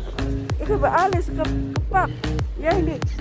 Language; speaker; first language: Dutch; non-native, learner; Cebuano